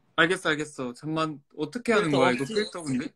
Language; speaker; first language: Korean; early bilingual, heritage; Korean